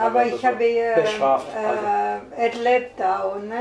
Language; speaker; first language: German; non-native, learner; Italian